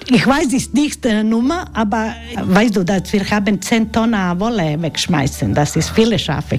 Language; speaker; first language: German; non-native, learner; Croatian